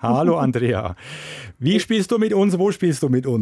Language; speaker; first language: German; native; German